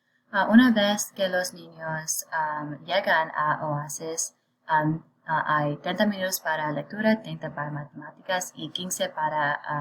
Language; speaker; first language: Spanish; non-native, learner; English